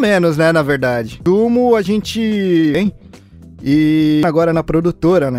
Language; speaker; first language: Portuguese; native; Portuguese